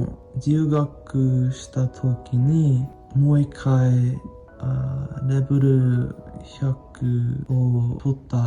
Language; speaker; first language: Japanese; non-native, learner; English